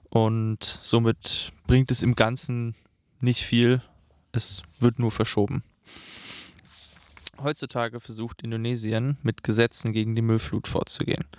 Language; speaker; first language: German; native; German